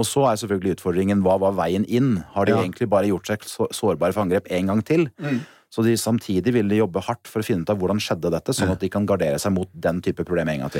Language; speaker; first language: Norwegian; native; Norwegian